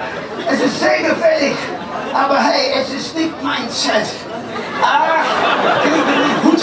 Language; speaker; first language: German; non-native, fluent; English